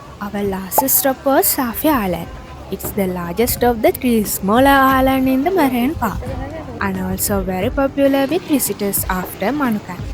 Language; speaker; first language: English; non-native, fluent; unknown